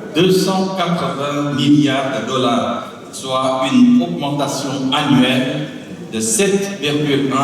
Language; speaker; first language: French; non-native, fluent; Chinese